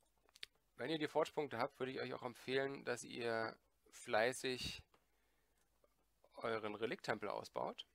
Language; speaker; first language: German; native; German